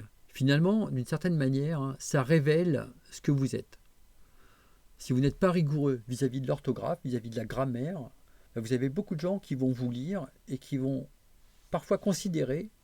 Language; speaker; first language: French; native; French